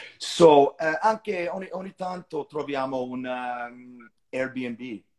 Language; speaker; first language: Italian; non-native, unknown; English